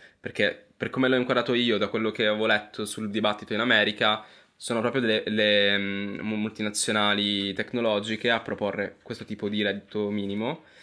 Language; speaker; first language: Italian; native; Italian